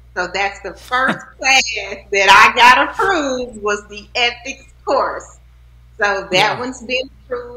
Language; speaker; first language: English; native; English